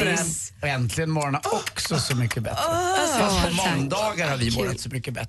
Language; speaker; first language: Swedish; native; Swedish